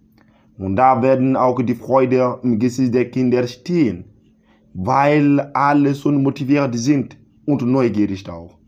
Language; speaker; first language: German; non-native, learner; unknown